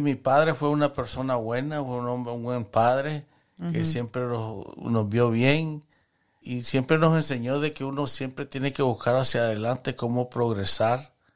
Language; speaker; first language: Spanish; native; Spanish